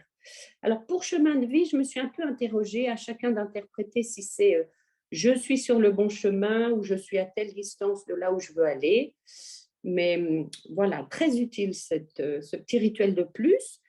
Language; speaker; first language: French; native; French